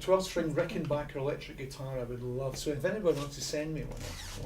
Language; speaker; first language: English; native; English